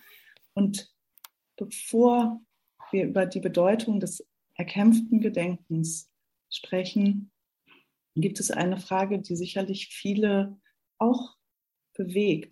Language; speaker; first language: German; native; German